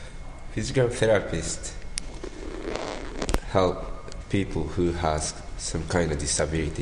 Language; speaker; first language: English; non-native, fluent; Japanese